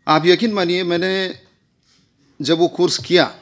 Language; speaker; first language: Hindi; non-native, local second language; Marathi